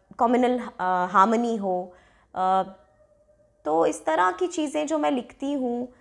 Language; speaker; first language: Hindi; non-native, local second language; Dogri